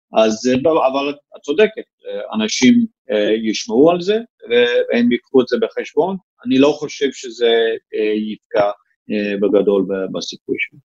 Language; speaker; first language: Hebrew; non-native, fluent; English